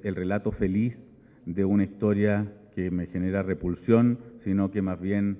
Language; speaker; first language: Spanish; native; Spanish